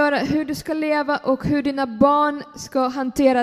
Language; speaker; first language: Swedish; non-native, fluent; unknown